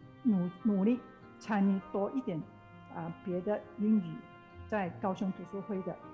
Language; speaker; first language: Chinese; non-native, learner; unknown